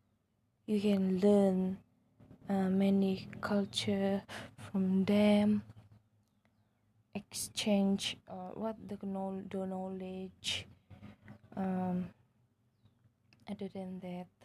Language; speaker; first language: English; non-native, local second language; Malay